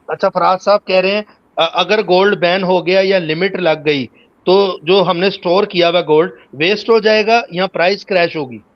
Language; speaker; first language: Urdu; native; Urdu